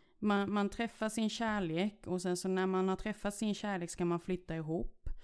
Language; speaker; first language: Swedish; early bilingual, other home language; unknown